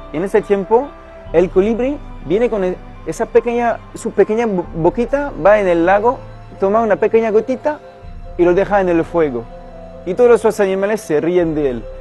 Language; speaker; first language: Spanish; non-native, fluent; French